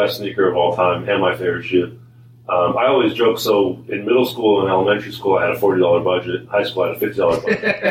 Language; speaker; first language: English; native; English